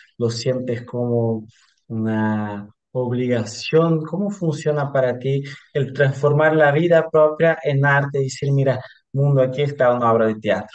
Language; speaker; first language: Spanish; non-native, fluent; Portuguese